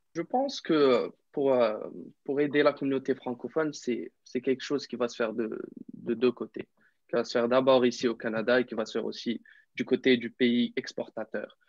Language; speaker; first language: French; non-native, local second language; Arabic